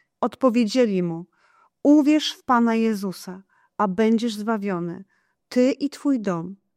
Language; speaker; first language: Polish; non-native, fluent; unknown